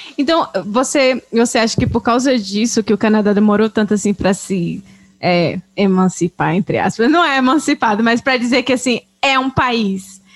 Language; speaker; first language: Portuguese; native; Portuguese